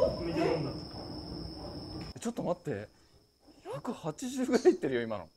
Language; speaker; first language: Japanese; native; Japanese